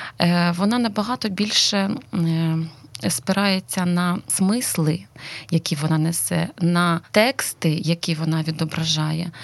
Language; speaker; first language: Ukrainian; non-native, local second language; Russian